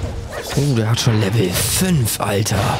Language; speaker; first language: German; native; German